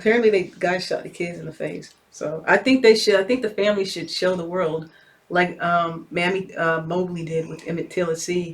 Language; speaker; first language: English; native; English